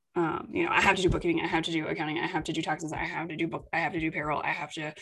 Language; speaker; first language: English; native; English